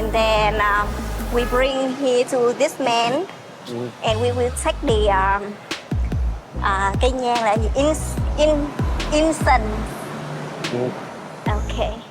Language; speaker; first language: English; non-native, learner; Vietnamese